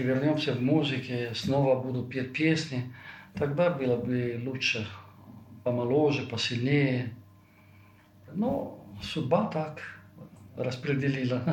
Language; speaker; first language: Russian; non-native, fluent; Italian